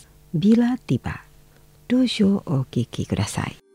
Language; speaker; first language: Japanese; non-native, fluent; Indonesian